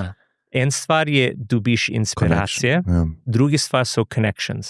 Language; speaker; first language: Slovenian; non-native, fluent; English